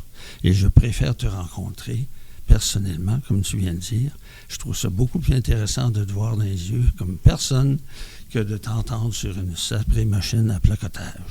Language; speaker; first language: French; native; French